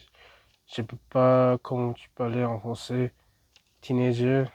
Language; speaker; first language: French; non-native, learner; English